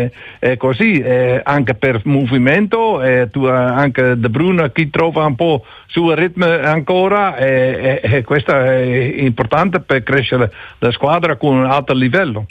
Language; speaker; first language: Italian; non-native, learner; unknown